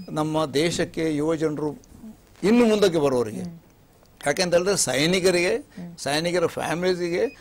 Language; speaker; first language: Kannada; non-native, local second language; Kodava